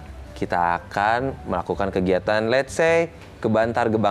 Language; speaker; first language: Indonesian; native; Indonesian